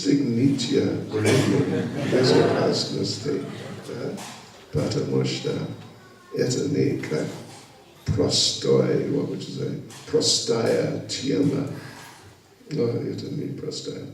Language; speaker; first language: Russian; non-native, learner; English